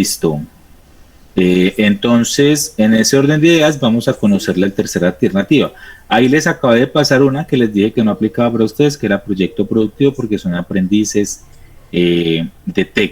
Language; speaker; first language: Spanish; native; Spanish